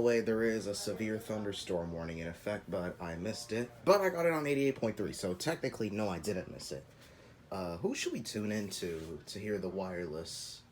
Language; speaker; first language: English; native; English